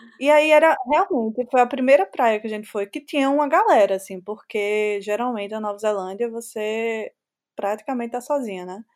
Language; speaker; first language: Portuguese; native; Portuguese